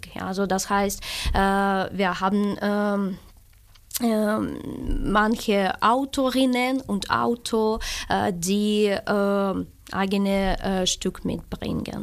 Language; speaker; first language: German; non-native, fluent; Ukrainian